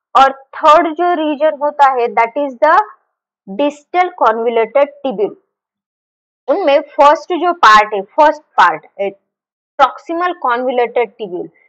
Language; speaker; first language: Hindi; non-native, local second language; Marathi